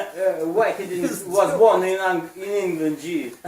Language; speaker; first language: English; non-native, learner; Russian